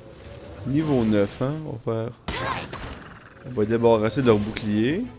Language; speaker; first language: French; native; French